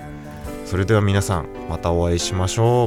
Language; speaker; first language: Japanese; native; Japanese